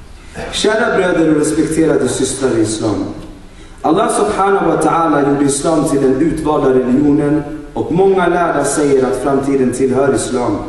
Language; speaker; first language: Swedish; non-native, fluent; Albanian